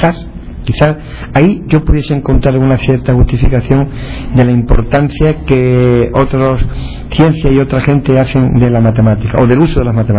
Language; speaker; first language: Spanish; native; Spanish